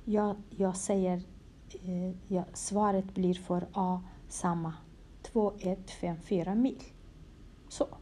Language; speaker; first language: Swedish; non-native, fluent; Kurdish